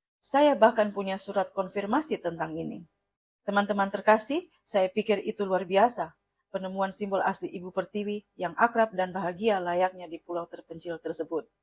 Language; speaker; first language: Indonesian; non-native, fluent; Russian